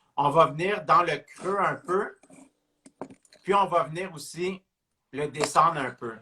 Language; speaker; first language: French; native; French